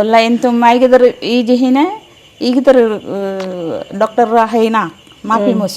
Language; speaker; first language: Arabic; non-native, learner; Sinhala